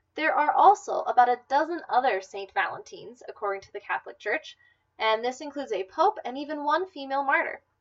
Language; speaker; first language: English; native; English